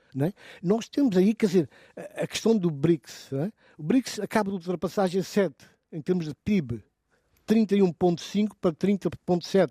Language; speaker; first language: Portuguese; non-native, local second language; Upper Guinea Crioulo